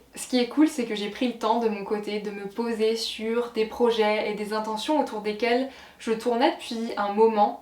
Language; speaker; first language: French; native; French